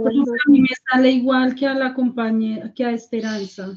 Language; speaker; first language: Spanish; native; Spanish